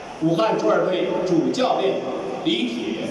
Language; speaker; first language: Chinese; native; Chinese